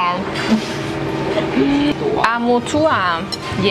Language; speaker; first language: Turkish; non-native, learner; German